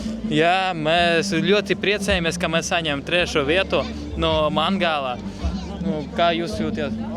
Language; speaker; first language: Latvian; non-native, local second language; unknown